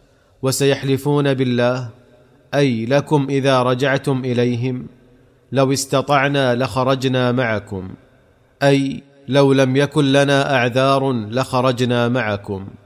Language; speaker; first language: Arabic; native; Arabic